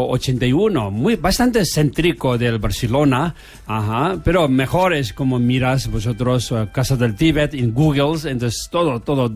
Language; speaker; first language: Spanish; non-native, learner; Tibetan